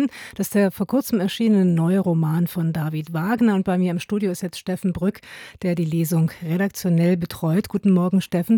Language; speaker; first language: German; native; German